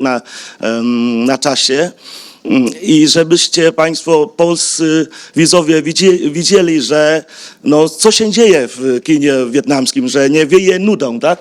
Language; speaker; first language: Polish; non-native, fluent; Vietnamese